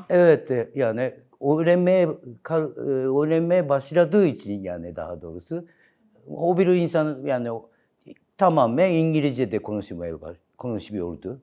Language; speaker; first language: Turkish; non-native, learner; Japanese